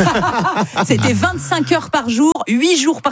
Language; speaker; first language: French; native; French